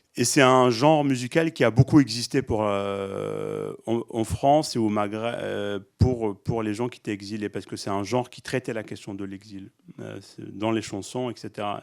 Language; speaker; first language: French; early bilingual, other home language; Arabic